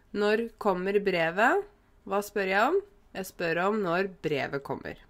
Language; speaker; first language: Norwegian; native; Norwegian